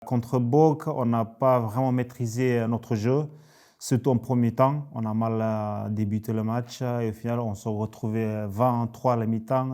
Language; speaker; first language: French; native; French